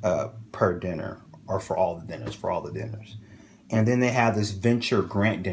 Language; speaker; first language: English; native; English